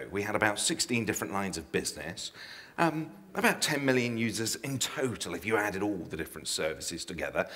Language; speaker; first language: English; native; English